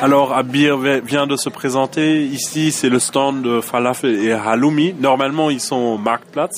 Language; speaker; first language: French; non-native, fluent; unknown